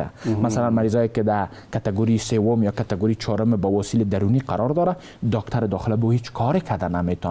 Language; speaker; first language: Persian; native; Persian